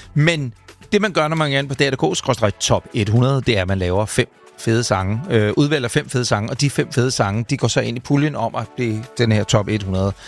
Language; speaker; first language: Danish; native; Danish